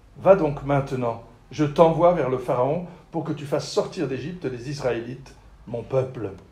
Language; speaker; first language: French; native; French